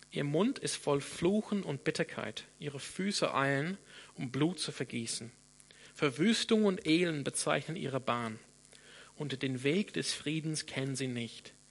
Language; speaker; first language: German; non-native, fluent; English